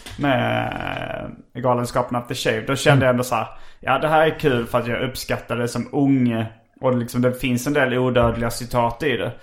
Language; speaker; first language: Swedish; native; Swedish